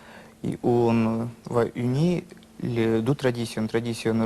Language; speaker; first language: French; non-native, learner; Russian